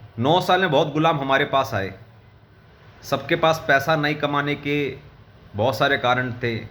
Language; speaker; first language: Hindi; native; Hindi